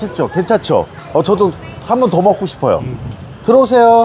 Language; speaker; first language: Korean; native; Korean